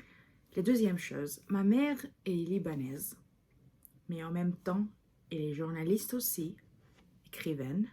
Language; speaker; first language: French; non-native, fluent; English